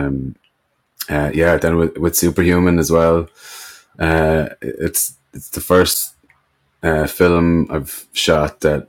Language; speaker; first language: English; native; English